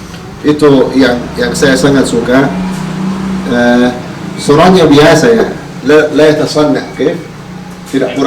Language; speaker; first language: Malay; non-native, learner; Arabic